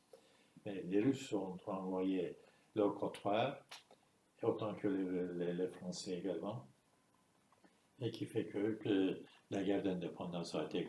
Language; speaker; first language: French; non-native, fluent; Turkish